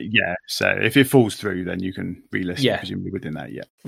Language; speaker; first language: English; native; English